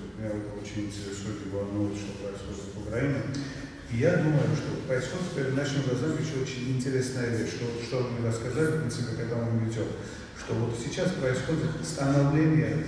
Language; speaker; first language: Russian; non-native, fluent; Georgian